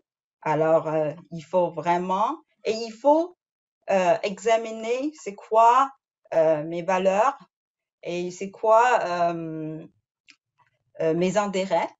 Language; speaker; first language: French; non-native, fluent; Chinese